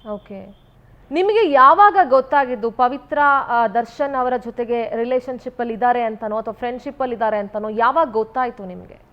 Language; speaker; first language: Kannada; native; Kannada